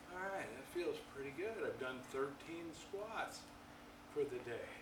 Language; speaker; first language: English; native; English